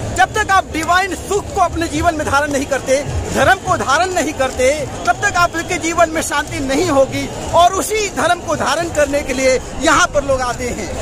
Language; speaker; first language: Hindi; native; Hindi